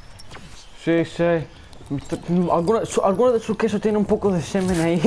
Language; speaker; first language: Spanish; non-native, learner; English